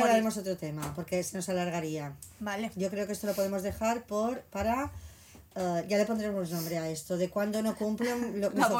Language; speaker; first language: Spanish; native; Spanish